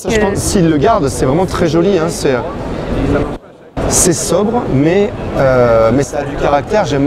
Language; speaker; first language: French; native; French